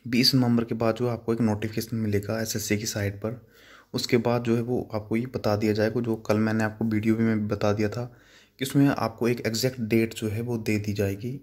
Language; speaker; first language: Hindi; native; Hindi